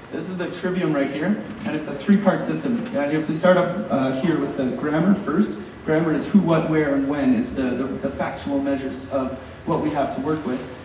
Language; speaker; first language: English; native; English